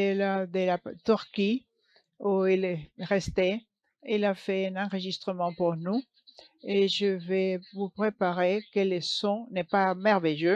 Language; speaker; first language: French; non-native, learner; English